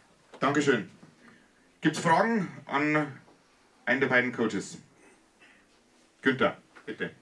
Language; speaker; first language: German; native; German